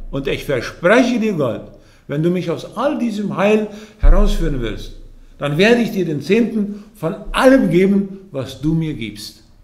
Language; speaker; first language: German; early bilingual, heritage; German